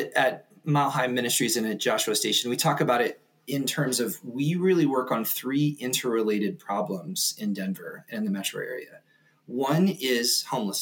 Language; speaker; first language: English; native; English